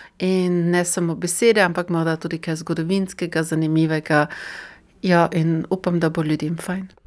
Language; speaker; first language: Slovenian; non-native, fluent; German